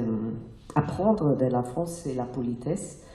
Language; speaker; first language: French; non-native, fluent; German